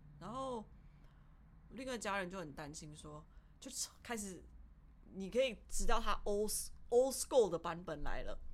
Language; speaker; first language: Chinese; early bilingual, heritage; Chinese